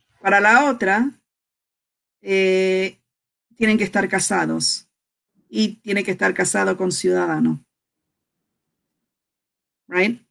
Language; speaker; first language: Spanish; non-native, fluent; English